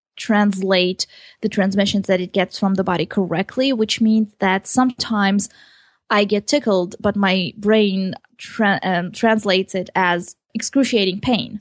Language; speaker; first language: English; early bilingual, other home language; Hebrew